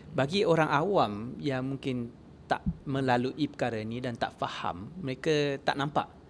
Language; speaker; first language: Malay; non-native, local second language; Chinese